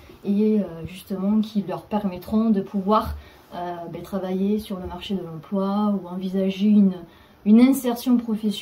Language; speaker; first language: French; native; French